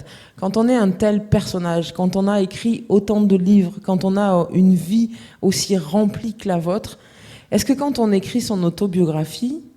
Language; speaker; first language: French; native; French